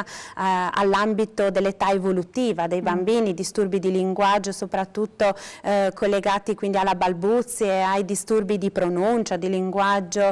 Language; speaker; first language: Italian; native; Italian